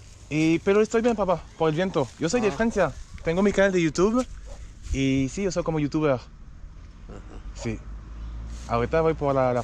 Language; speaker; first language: Spanish; non-native, fluent; French